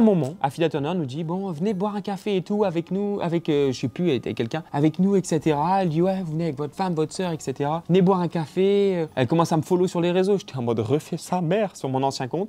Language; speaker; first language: French; native; French